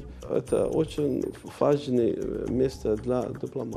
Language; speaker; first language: Russian; non-native, learner; Arabic